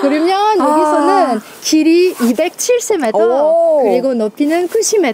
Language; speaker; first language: Korean; non-native, learner; French